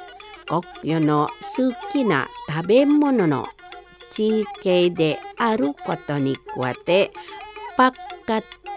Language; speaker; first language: Japanese; non-native, fluent; Indonesian